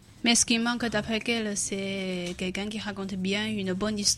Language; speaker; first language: French; non-native, learner; Chinese